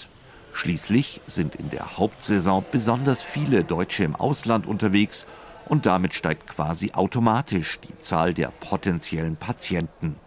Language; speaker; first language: German; native; German